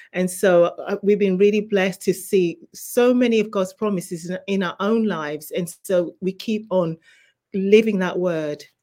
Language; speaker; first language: English; native; English